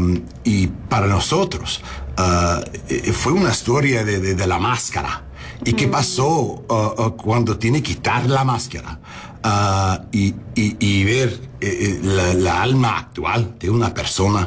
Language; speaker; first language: Spanish; non-native, learner; English